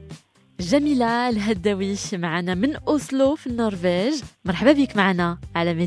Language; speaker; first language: Arabic; native; Arabic